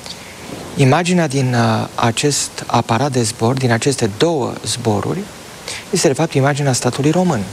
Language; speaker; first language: Romanian; native; Romanian